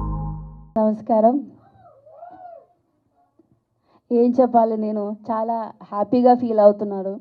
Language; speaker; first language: Telugu; non-native, learner; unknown